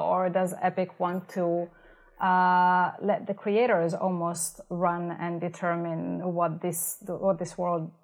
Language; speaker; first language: English; non-native, fluent; Italian